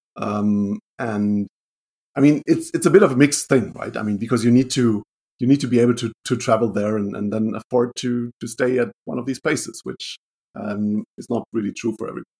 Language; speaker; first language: English; non-native, fluent; German